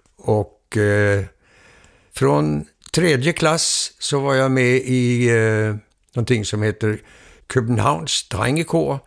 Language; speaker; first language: Swedish; early bilingual, heritage; Swedish